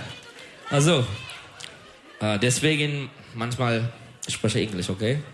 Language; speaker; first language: German; non-native, learner; Turkish